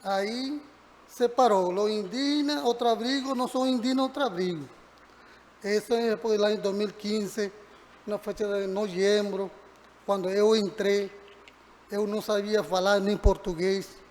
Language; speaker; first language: Portuguese; non-native, learner; Spanish